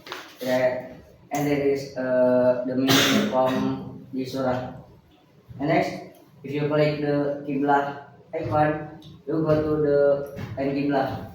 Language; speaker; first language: English; non-native, learner; Indonesian